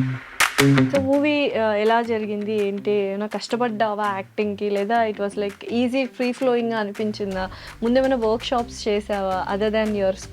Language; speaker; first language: Telugu; native; Telugu